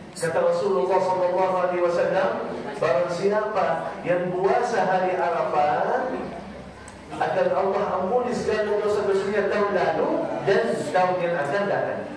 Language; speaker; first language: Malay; non-native, fluent; Arabic